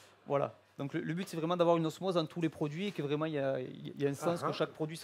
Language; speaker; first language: French; native; French